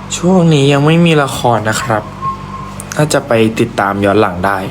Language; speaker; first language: Thai; native; Thai